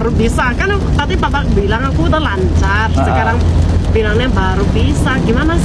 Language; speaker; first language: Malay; non-native, fluent; Chinese